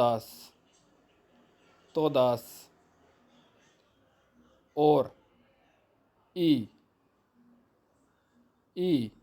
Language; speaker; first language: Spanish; non-native, fluent; Urdu